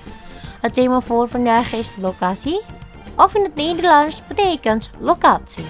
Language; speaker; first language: Dutch; non-native, fluent; Indonesian